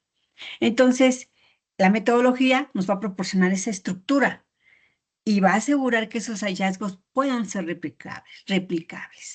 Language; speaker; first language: Spanish; native; Spanish